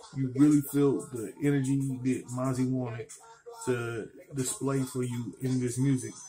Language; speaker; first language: English; native; English